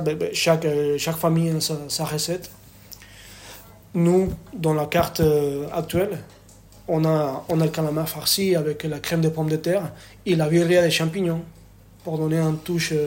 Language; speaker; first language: French; non-native, fluent; Spanish